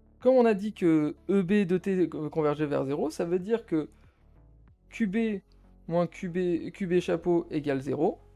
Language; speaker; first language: French; native; French